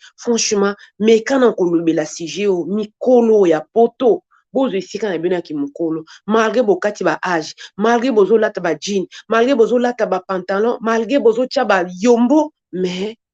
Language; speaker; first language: Lingala; native; Lingala